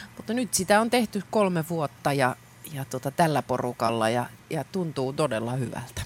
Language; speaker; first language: Finnish; non-native, local second language; Swedish